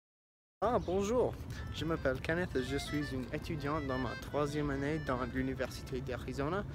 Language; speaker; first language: French; non-native, learner; English